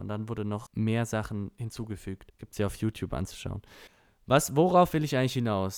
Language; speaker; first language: German; native; German